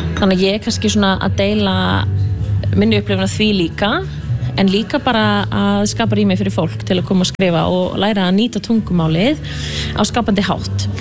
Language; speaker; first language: Icelandic; native; Icelandic